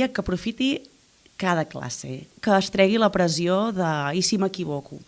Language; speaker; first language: Catalan; native; Catalan